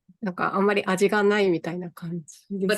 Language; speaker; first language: Japanese; native; Japanese